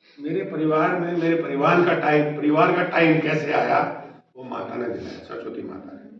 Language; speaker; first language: Hindi; native; Hindi